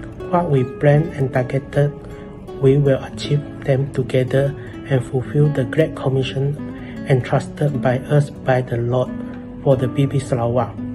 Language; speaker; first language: English; non-native, local second language; Chinese